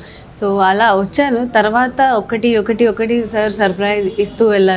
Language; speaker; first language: Telugu; non-native, local second language; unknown